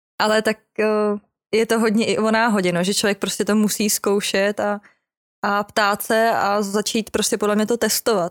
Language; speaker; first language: Czech; native; Czech